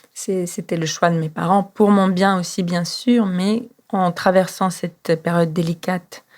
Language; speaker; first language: French; non-native, fluent; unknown